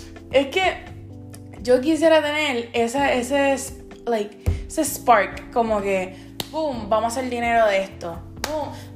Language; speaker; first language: Spanish; early bilingual, heritage; Spanish